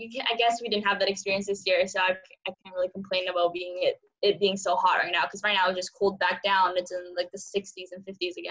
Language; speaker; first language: English; early bilingual, other home language; Cantonese